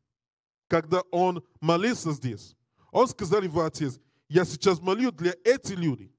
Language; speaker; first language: Russian; non-native, learner; English